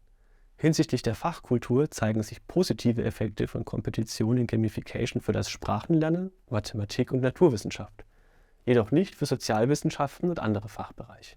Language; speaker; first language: German; native; German